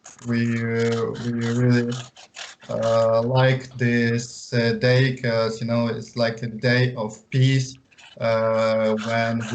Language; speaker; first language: English; non-native, learner; Ukrainian